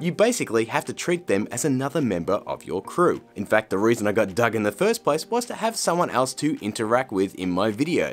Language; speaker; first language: English; native; English